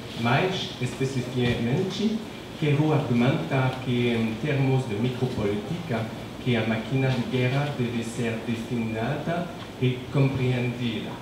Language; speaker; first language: Portuguese; non-native, learner; French